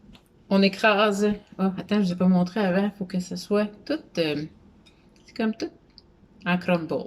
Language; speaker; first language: French; native; French